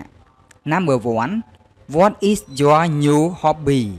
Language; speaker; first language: English; non-native, learner; Khmer